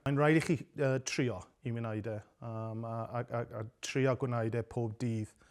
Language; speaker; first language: Welsh; non-native, local second language; English